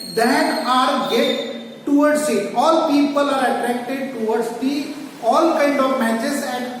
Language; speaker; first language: English; non-native, local second language; Marathi